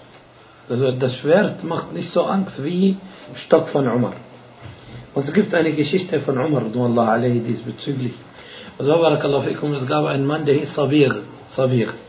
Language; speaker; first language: German; non-native, fluent; Arabic